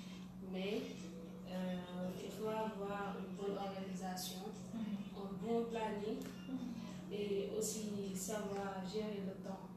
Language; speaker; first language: French; non-native, local second language; Wolof